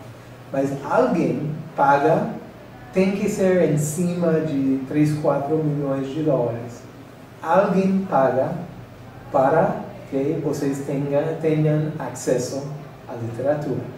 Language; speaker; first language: Portuguese; non-native, learner; English